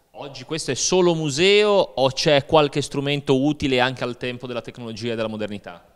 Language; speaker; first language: Italian; native; Italian